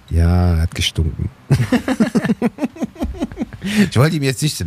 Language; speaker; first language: German; native; German